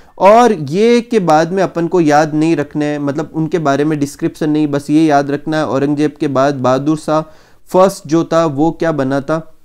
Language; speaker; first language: Hindi; native; Hindi